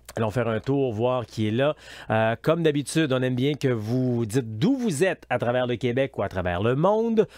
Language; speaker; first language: French; native; French